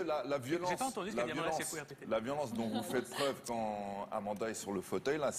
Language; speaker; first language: French; native; French